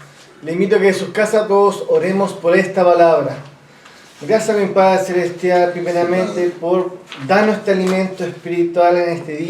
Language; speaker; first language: Spanish; native; Spanish